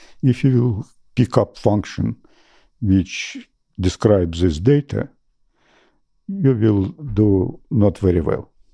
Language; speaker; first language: English; non-native, fluent; Russian